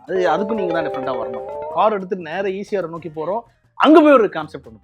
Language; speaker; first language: Tamil; native; Tamil